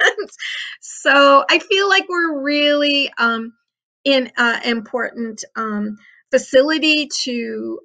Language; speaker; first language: English; native; English